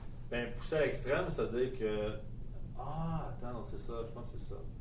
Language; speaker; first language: French; native; French